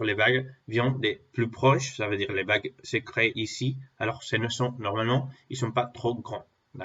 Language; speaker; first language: French; non-native, fluent; Spanish